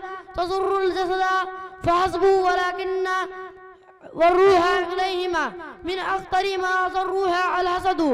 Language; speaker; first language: Arabic; non-native, learner; Urdu